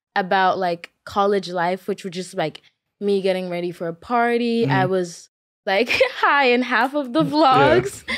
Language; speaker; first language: English; early bilingual, other home language; Akan